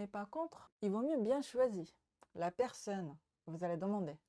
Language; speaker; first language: French; non-native, learner; Japanese